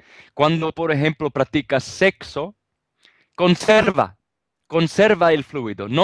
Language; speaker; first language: Spanish; non-native, fluent; Italian